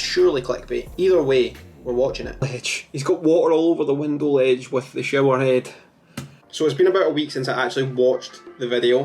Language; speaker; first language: English; native; English